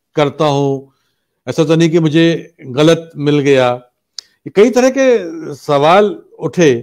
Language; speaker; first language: Hindi; native; Hindi